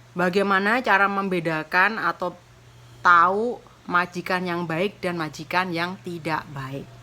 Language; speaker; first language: Indonesian; non-native, local second language; Javanese